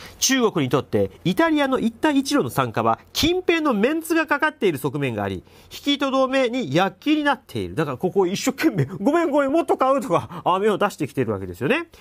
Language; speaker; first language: Japanese; native; Japanese